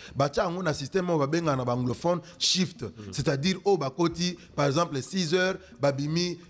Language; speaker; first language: French; non-native, local second language; Lingala